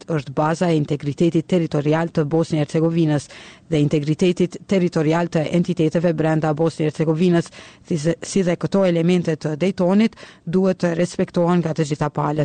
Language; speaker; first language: Albanian; native; Albanian